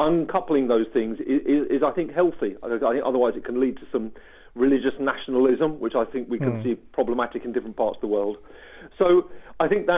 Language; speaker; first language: English; native; English